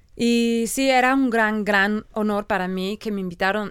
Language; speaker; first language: Spanish; non-native, learner; English